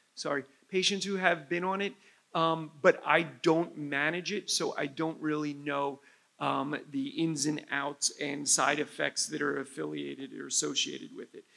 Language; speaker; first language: English; native; English